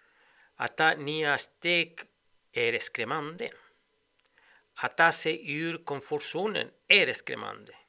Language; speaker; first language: Swedish; non-native, fluent; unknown